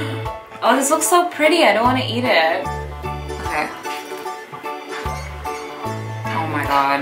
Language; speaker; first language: English; early bilingual, other home language; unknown